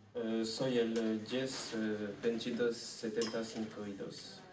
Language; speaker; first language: Spanish; non-native, learner; French